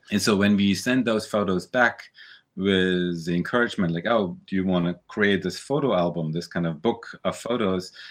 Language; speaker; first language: English; early bilingual, other home language; German